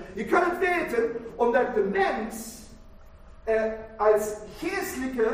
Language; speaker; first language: Dutch; non-native, fluent; German